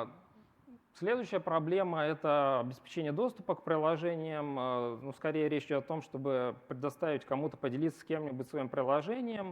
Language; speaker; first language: Russian; native; Russian